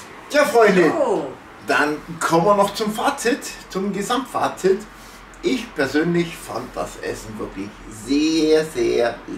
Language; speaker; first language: German; native; German